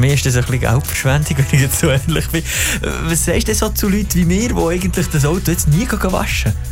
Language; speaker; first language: German; native; German